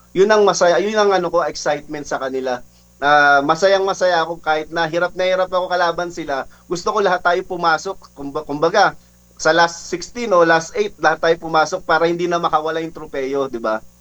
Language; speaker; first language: Filipino; native; Filipino